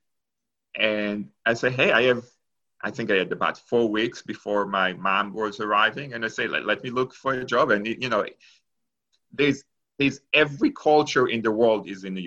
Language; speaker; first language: English; non-native, fluent; Hebrew